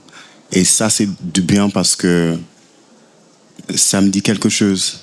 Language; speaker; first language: French; non-native, fluent; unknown